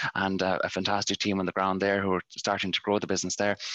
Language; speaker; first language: English; native; English